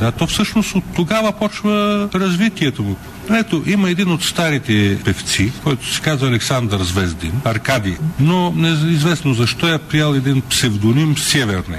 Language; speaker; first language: Bulgarian; native; Bulgarian